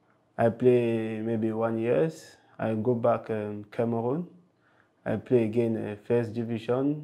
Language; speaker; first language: English; non-native, local second language; French